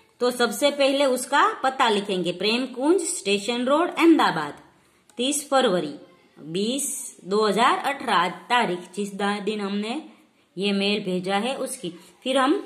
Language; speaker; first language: Hindi; non-native, local second language; Gujarati